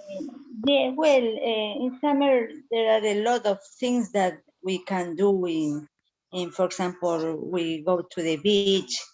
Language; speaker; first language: English; non-native, learner; Spanish